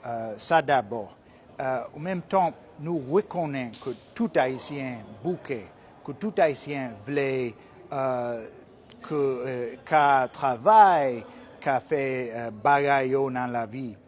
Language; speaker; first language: Haitian Creole; non-native, fluent; English